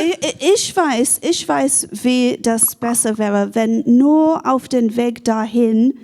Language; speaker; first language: German; non-native, fluent; English